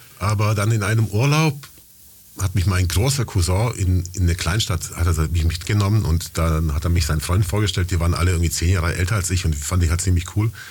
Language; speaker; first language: German; early bilingual, other home language; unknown